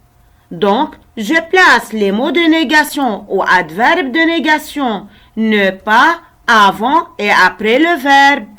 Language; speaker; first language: French; non-native, local second language; Arabic